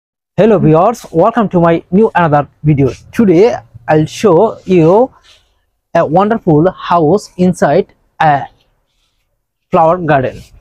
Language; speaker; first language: English; non-native, learner; Bangla